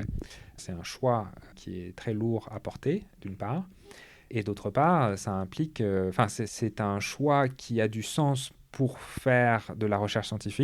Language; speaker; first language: French; native; French